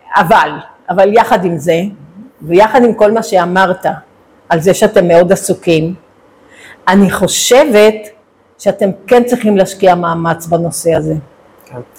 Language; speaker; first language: Hebrew; native; Hebrew